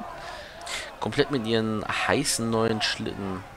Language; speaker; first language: German; native; German